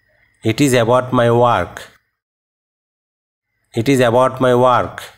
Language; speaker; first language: English; non-native, fluent; Bangla